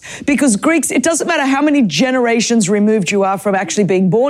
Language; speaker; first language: English; non-native, local second language; Greek